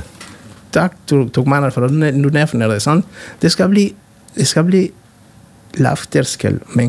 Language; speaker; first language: Norwegian; non-native, fluent; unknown